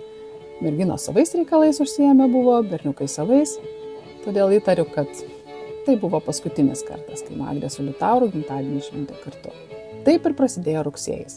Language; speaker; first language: Lithuanian; native; Lithuanian